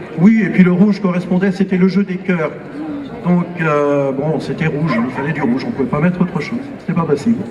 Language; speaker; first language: French; native; French